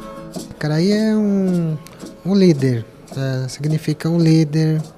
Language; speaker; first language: Portuguese; non-native, local second language; Guarani